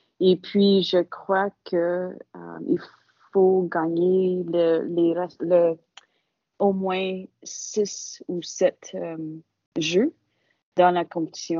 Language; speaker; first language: French; non-native, local second language; English